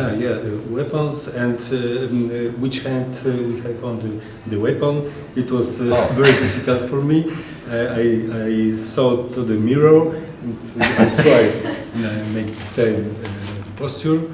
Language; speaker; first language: English; non-native, learner; Polish